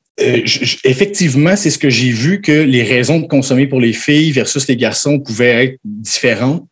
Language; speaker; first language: French; native; French